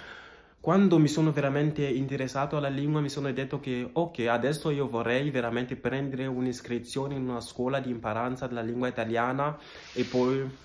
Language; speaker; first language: Italian; non-native, fluent; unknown